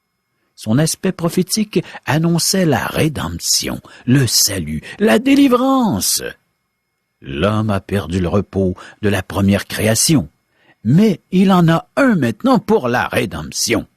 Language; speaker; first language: French; native; French